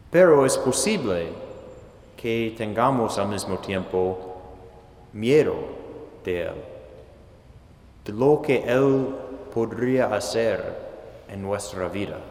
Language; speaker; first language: Spanish; non-native, fluent; English